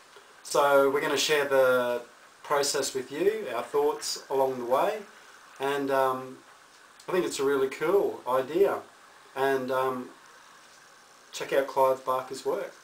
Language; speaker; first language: English; native; English